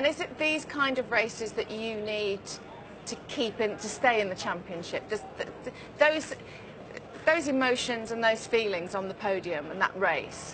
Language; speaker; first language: English; native; English